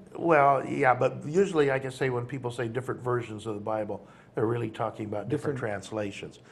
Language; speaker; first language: English; native; English